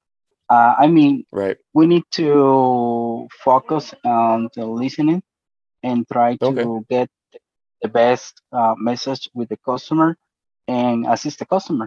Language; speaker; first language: English; non-native, learner; Spanish